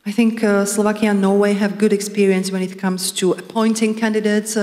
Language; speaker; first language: English; non-native, fluent; Slovak